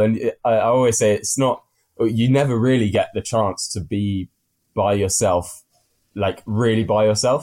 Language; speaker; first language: English; native; English